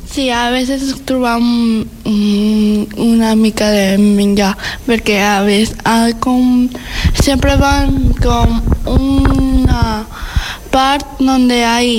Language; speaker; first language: Catalan; non-native, learner; Spanish